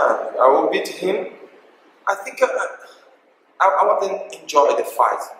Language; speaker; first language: English; non-native, learner; Portuguese